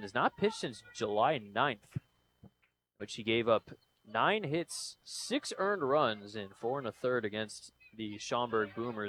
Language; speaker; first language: English; native; English